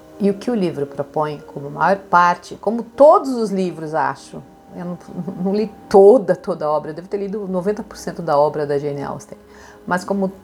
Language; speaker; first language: Portuguese; native; Portuguese